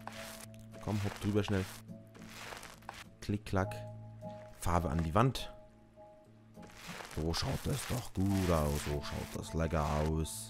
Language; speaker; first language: German; native; German